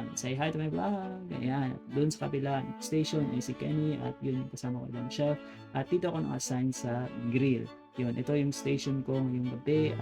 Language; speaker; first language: Filipino; native; Filipino